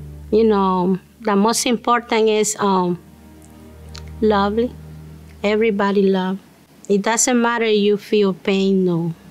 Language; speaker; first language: English; non-native, learner; Spanish